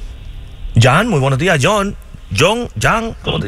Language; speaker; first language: Spanish; native; Spanish